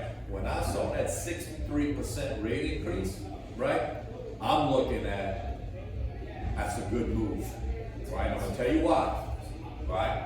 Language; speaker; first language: English; native; English